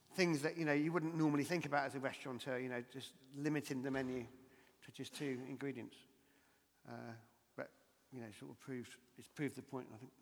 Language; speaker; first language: English; native; English